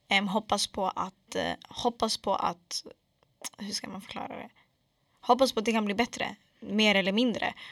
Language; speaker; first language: Swedish; early bilingual, other home language; Arabic